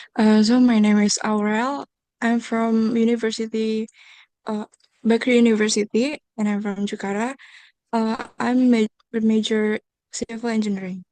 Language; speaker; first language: English; non-native, learner; Indonesian